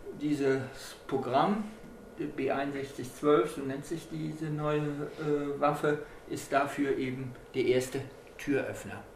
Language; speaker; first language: German; native; German